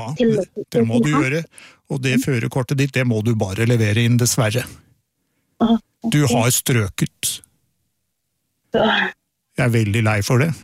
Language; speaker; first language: Norwegian; native; Norwegian